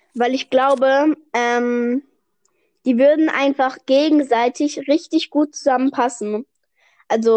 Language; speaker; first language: German; native; German